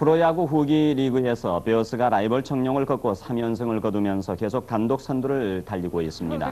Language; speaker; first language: Korean; native; Korean